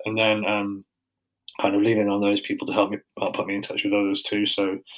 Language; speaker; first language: English; native; English